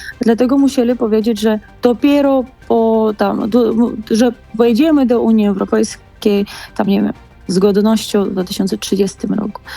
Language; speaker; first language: Polish; non-native, fluent; Georgian